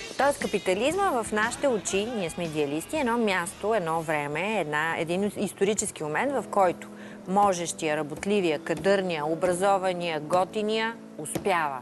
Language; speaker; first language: Bulgarian; native; Bulgarian